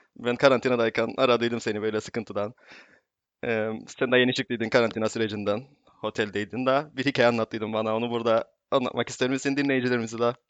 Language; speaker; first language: Turkish; native; Turkish